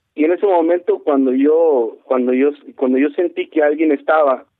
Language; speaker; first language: Spanish; native; Spanish